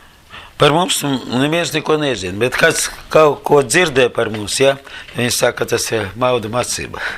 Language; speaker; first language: Latvian; non-native, learner; Russian